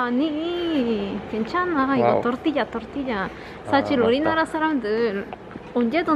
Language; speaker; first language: Korean; non-native, learner; Spanish